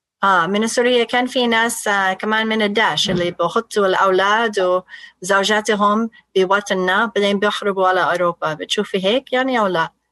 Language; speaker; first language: Arabic; non-native, fluent; English